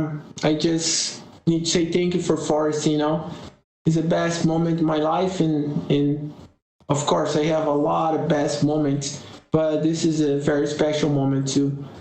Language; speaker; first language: English; non-native, learner; Portuguese